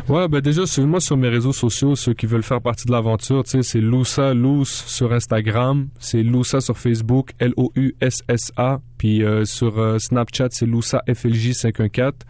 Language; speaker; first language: French; early bilingual, other home language; Arabic